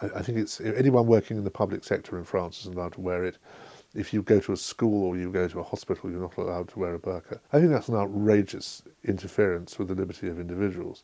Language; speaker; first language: English; native; English